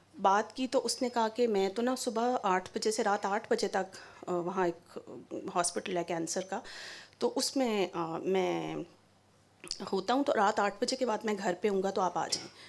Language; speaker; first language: Urdu; native; Urdu